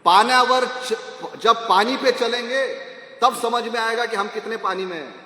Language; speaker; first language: Hindi; non-native, local second language; Marathi